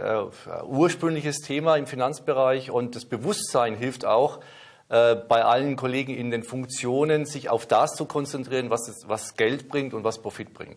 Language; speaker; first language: German; native; German